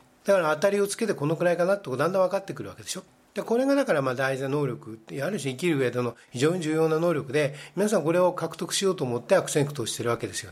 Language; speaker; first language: Japanese; native; Japanese